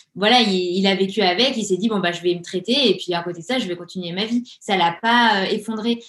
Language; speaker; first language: French; native; French